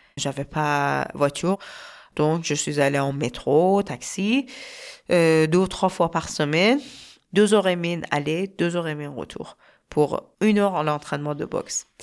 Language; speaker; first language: French; non-native, learner; Persian